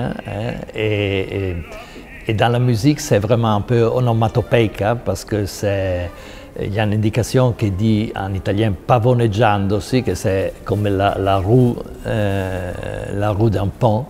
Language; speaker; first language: French; non-native, fluent; Italian